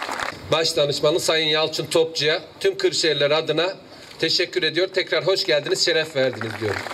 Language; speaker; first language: Turkish; native; Turkish